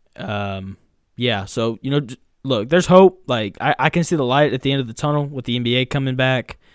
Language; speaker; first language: English; native; English